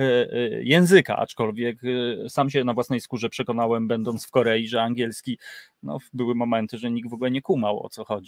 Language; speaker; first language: Polish; native; Polish